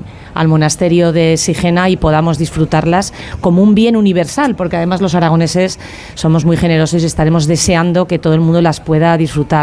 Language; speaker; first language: Spanish; native; Spanish